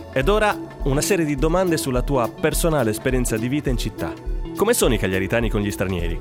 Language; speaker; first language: Italian; native; Italian